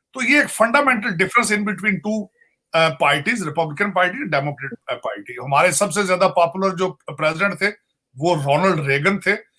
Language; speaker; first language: Urdu; non-native, local second language; Punjabi